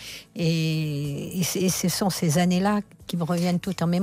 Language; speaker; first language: French; native; French